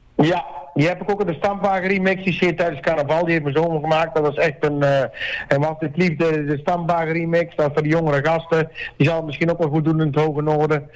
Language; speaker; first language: Dutch; native; Dutch